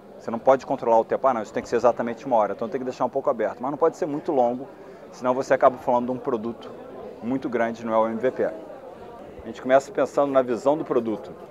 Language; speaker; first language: Portuguese; native; Portuguese